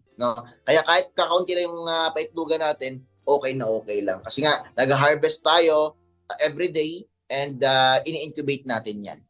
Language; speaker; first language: Filipino; non-native, local second language; Cebuano